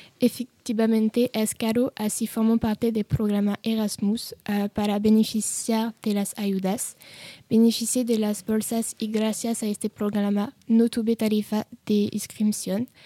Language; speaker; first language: Spanish; non-native, learner; French